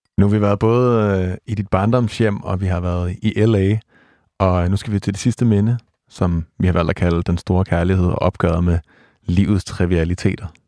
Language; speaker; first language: Danish; native; Danish